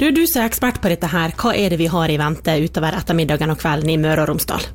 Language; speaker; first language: Norwegian; native; Norwegian